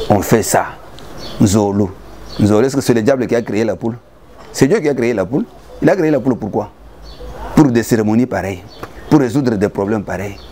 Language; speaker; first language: French; non-native, local second language; Luba-Lulua